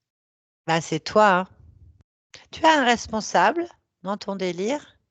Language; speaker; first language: French; native; French